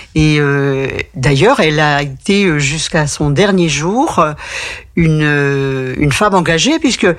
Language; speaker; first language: French; native; French